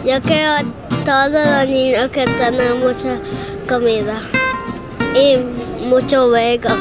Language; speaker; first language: Spanish; early bilingual, heritage; Spanish